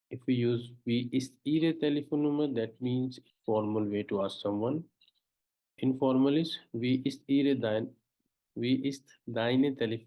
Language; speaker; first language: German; non-native, fluent; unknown